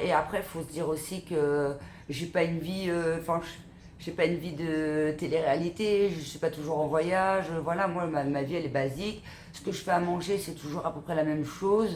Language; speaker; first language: French; native; French